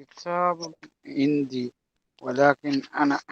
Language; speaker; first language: Arabic; non-native, learner; Divehi